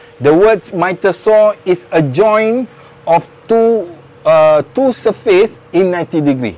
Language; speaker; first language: English; non-native, local second language; Malay